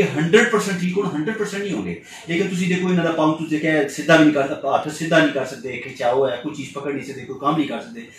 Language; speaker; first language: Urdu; non-native, local second language; Punjabi